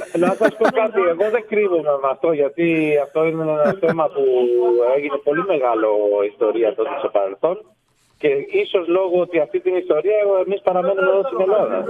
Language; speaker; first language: Greek; non-native, fluent; Spanish